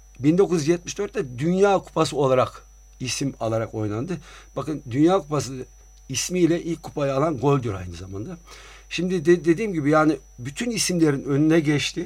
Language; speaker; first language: Turkish; native; Turkish